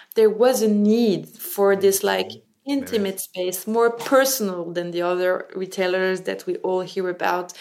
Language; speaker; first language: English; non-native, fluent; French